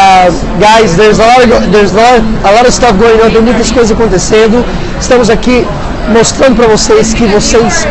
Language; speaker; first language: Portuguese; non-native, fluent; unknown